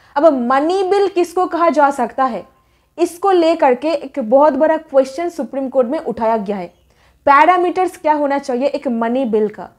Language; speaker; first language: Hindi; native; Hindi